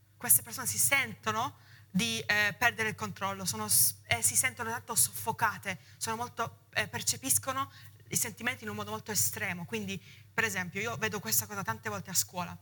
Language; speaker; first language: Italian; early bilingual, heritage; Italian